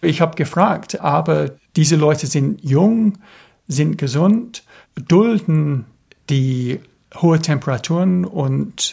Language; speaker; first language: German; non-native, fluent; English